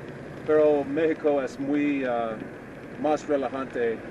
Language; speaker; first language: Spanish; non-native, learner; English